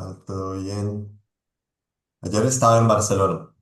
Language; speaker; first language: Spanish; non-native, fluent; Italian